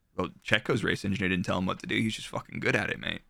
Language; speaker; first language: English; native; English